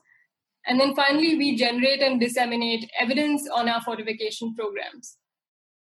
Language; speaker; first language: English; non-native, local second language; Hindi